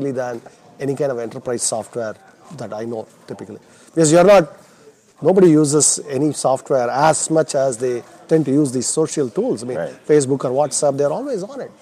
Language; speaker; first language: English; non-native, local second language; Tamil